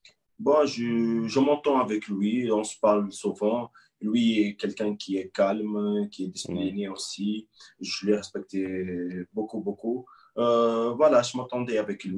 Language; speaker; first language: French; non-native, local second language; Arabic